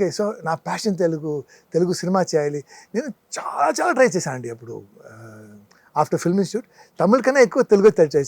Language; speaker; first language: Telugu; non-native, local second language; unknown